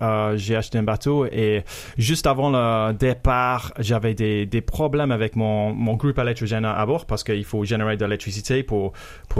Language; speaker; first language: French; non-native, fluent; English